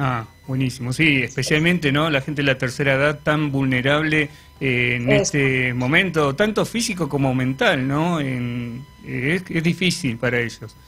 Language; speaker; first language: Spanish; native; Spanish